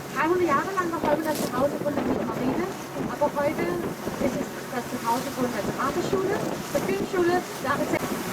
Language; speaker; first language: German; non-native, fluent; Danish